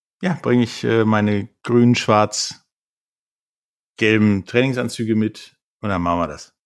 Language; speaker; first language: German; native; German